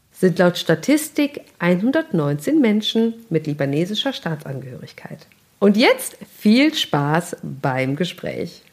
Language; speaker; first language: German; native; German